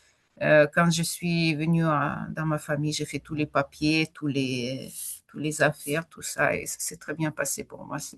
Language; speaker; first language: French; non-native, fluent; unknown